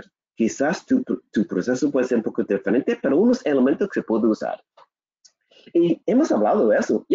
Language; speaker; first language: Spanish; non-native, learner; English